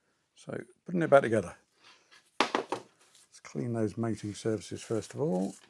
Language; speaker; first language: English; native; English